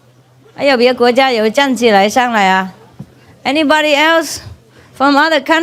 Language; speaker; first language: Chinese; non-native, fluent; Vietnamese